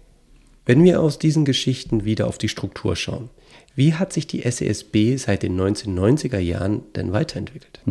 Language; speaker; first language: German; native; German